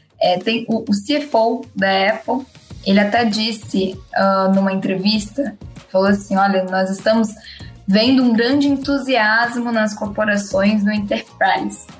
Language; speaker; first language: Portuguese; native; Portuguese